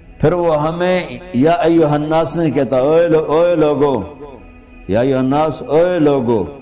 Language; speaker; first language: Urdu; non-native, local second language; Punjabi